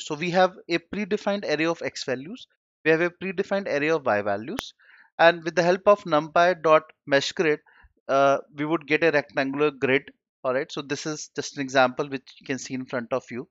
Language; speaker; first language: English; non-native, local second language; Hindi